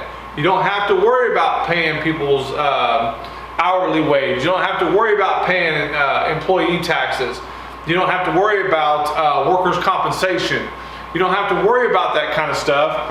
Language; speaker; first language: English; native; English